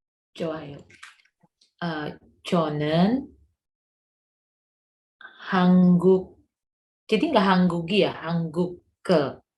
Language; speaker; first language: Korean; non-native, learner; Indonesian